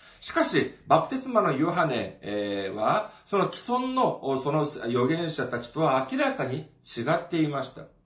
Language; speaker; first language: Japanese; non-native, fluent; Korean